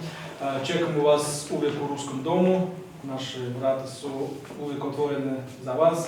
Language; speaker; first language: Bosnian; non-native, fluent; Russian